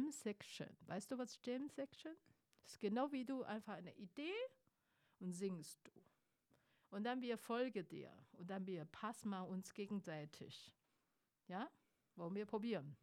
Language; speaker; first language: German; non-native, fluent; Chinese